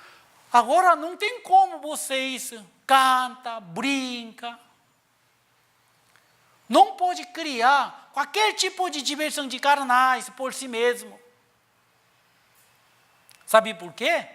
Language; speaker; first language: Portuguese; non-native, learner; Korean